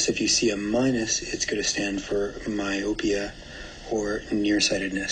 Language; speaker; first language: English; native; English